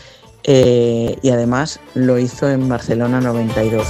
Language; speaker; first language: Spanish; native; Spanish